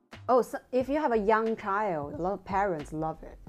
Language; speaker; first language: English; non-native, fluent; Chinese